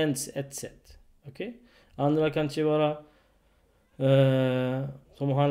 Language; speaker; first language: Swedish; non-native, learner; Urdu